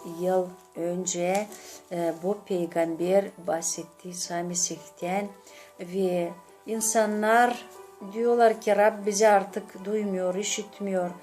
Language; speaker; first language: Turkish; non-native, learner; Gagauz